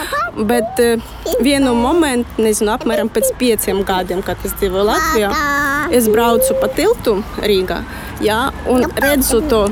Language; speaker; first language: Latvian; non-native, learner; Russian